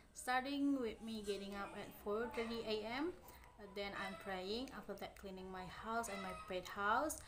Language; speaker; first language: English; non-native, learner; Indonesian